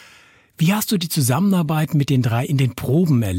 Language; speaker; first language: German; native; German